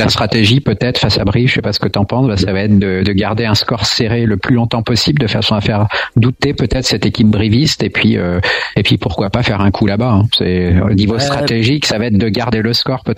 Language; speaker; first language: French; native; French